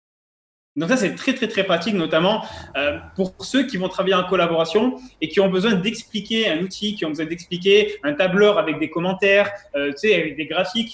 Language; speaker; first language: French; native; French